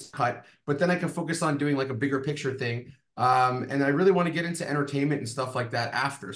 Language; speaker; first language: English; native; English